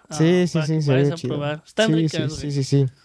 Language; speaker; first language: Spanish; early bilingual, heritage; Spanish